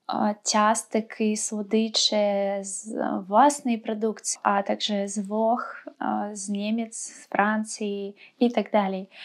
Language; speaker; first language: Polish; non-native, fluent; Russian